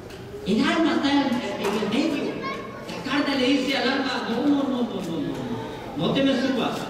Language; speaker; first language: Spanish; native; Spanish